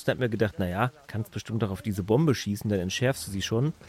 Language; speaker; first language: German; native; German